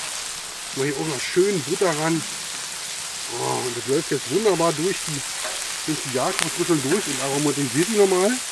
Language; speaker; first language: German; native; German